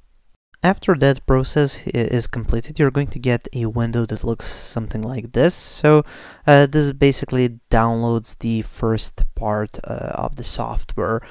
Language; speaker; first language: English; non-native, fluent; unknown